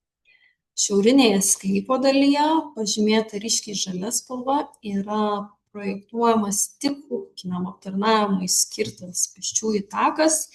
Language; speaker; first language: Lithuanian; native; Lithuanian